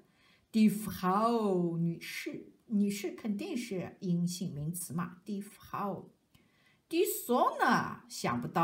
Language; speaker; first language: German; non-native, fluent; Chinese